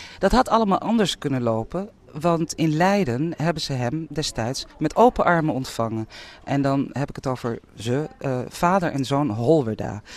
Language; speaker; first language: Dutch; native; Dutch